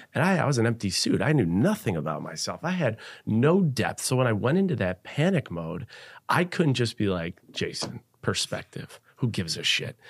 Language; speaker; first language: English; native; English